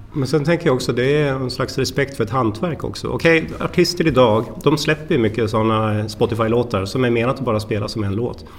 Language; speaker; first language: Swedish; native; Swedish